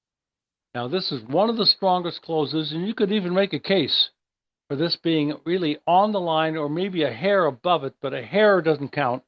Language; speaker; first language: English; native; English